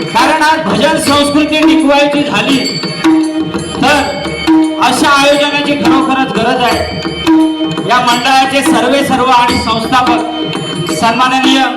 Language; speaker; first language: Marathi; native; Marathi